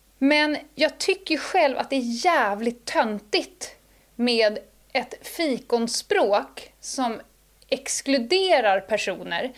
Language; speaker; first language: Swedish; native; Swedish